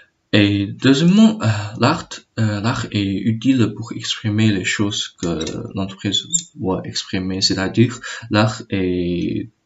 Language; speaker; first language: French; non-native, learner; Chinese